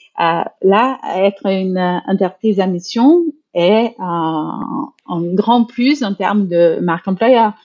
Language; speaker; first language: French; non-native, fluent; Portuguese